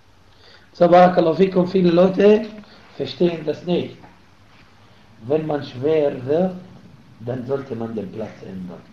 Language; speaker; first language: German; non-native, fluent; Arabic